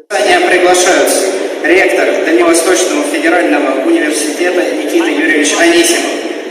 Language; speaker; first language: Russian; native; Russian